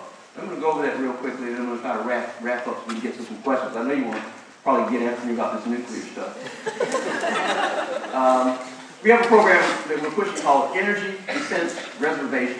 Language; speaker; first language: English; native; English